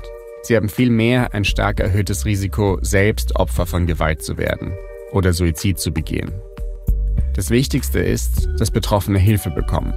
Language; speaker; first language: German; native; German